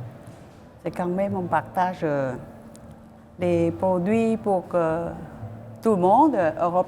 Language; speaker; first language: French; non-native, learner; Vietnamese